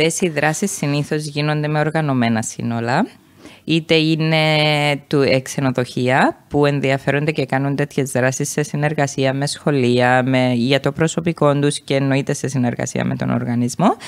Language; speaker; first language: Greek; native; Greek